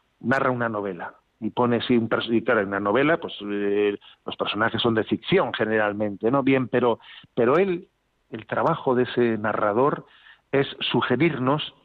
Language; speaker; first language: Spanish; native; Spanish